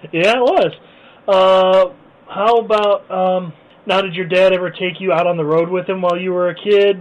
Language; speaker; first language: English; native; English